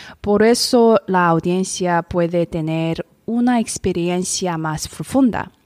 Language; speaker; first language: Spanish; non-native, learner; Korean